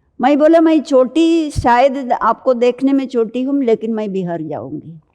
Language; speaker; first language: Hindi; non-native, local second language; Malayalam